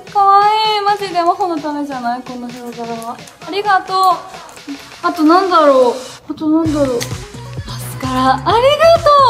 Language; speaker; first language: Japanese; native; Japanese